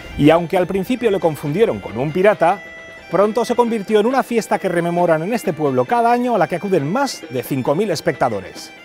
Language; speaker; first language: Spanish; native; Spanish